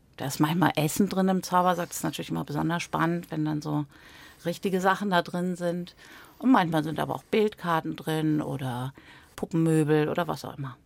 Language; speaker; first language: German; native; German